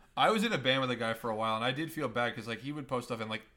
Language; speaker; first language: English; native; English